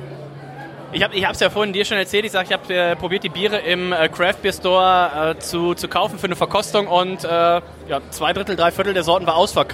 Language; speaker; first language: German; native; German